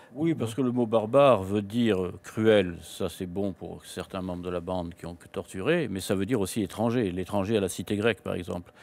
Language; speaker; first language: French; native; French